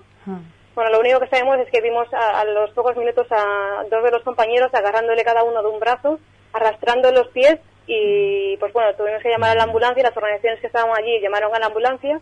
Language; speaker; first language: Spanish; native; Spanish